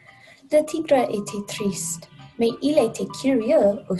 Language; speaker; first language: French; non-native, learner; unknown